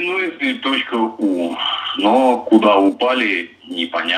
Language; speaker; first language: Russian; native; Russian